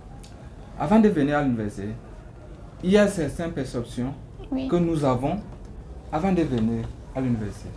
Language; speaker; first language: French; non-native, learner; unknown